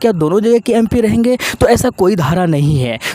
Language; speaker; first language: Hindi; native; Hindi